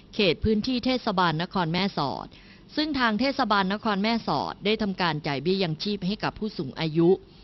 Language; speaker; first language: Thai; native; Thai